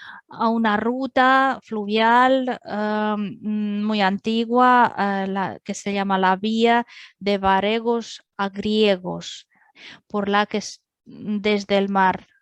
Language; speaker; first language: Spanish; non-native, fluent; Russian